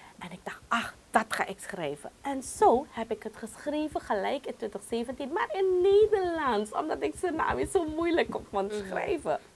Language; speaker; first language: Dutch; non-native, local second language; Caribbean Hindustani